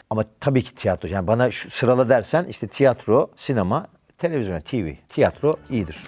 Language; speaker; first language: Turkish; native; Turkish